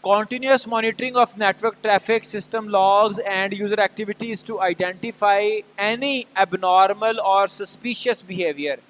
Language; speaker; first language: English; non-native, local second language; Urdu